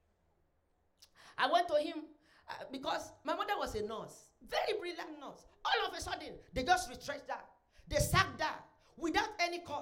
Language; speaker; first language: English; non-native, local second language; Yoruba